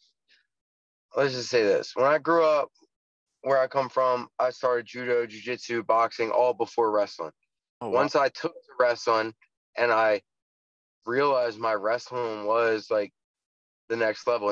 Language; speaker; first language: English; native; English